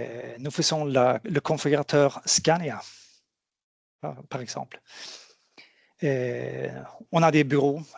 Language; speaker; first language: French; non-native, fluent; Swedish